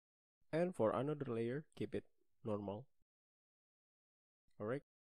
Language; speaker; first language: English; non-native, learner; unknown